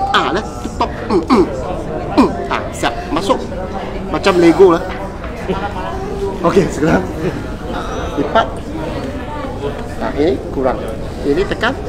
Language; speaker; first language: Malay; non-native, local second language; Cantonese